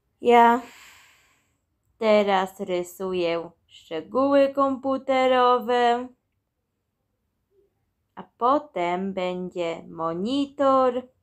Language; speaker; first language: Polish; early bilingual, heritage; Polish